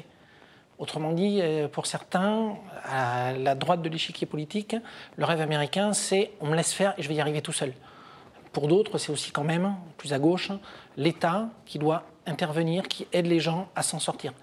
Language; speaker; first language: French; native; French